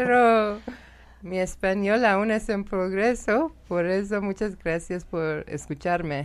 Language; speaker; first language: Spanish; non-native, learner; Persian